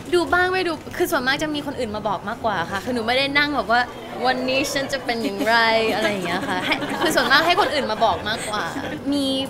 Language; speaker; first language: Thai; non-native, local second language; English